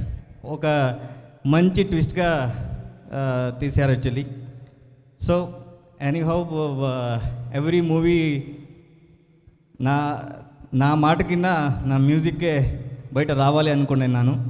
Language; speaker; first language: Telugu; non-native, learner; Kannada